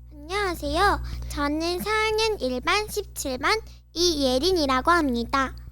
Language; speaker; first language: Korean; native; Korean